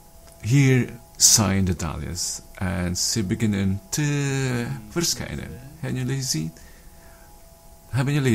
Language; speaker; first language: Dutch; non-native, learner; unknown